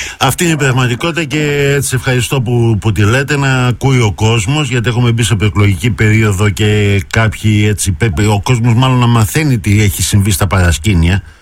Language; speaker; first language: Greek; native; Greek